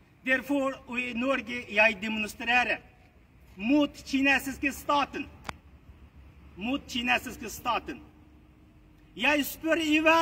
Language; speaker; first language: Norwegian; non-native, learner; Uyghur